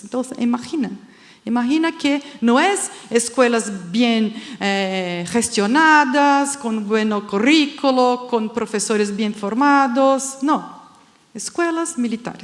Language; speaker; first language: Spanish; non-native, fluent; Portuguese